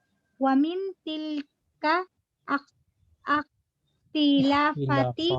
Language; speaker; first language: Arabic; non-native, learner; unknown